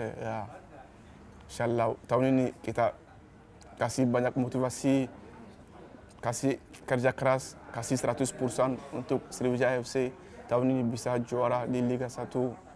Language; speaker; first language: Malay; non-native, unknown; Bambara